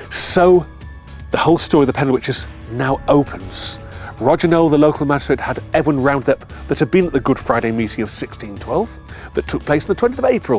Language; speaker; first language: English; native; English